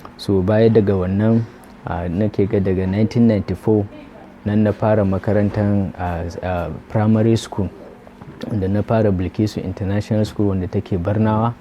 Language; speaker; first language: Hausa; native; Hausa